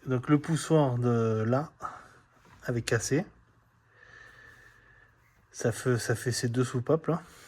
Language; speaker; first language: French; native; French